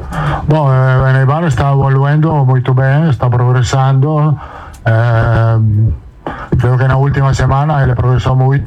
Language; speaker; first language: Portuguese; non-native, fluent; Italian